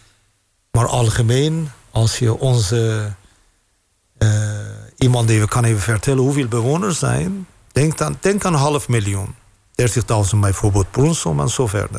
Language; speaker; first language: Dutch; non-native, fluent; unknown